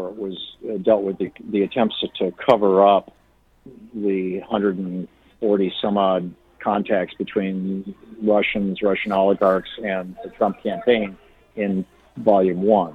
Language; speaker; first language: English; native; English